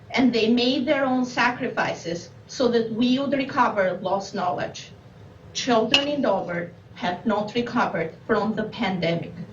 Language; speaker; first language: English; non-native, fluent; Albanian